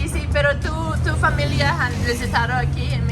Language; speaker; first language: Spanish; non-native, learner; English